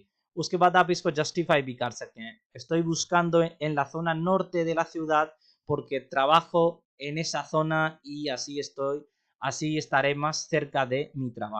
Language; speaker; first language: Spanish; non-native, fluent; Urdu